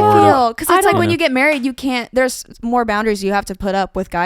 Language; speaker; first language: English; native; English